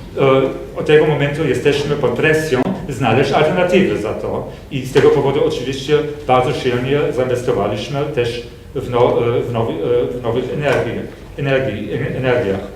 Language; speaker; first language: Polish; non-native, fluent; German